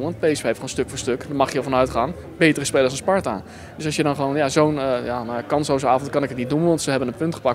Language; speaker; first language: Dutch; native; Dutch